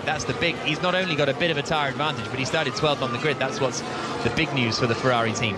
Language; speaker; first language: English; native; English